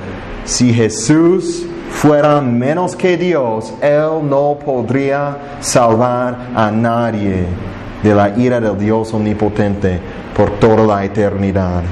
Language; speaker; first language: Spanish; non-native, fluent; English